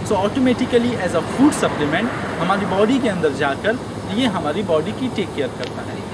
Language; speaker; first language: Urdu; non-native, local second language; Pashto